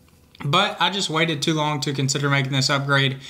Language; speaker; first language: English; native; English